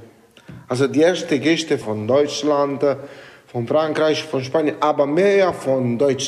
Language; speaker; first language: German; non-native, learner; Italian